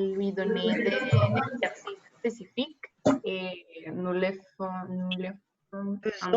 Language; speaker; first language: French; non-native, learner; Spanish